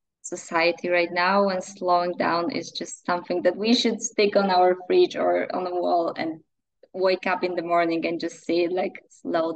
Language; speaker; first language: English; non-native, fluent; Polish